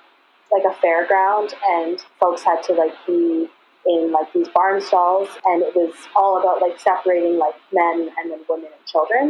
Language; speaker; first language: English; native; English